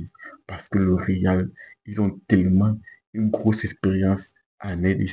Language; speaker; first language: French; native; French